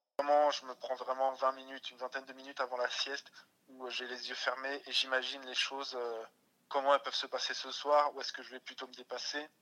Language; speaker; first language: French; early bilingual, other home language; Russian